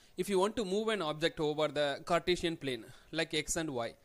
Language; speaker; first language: English; non-native, local second language; Tamil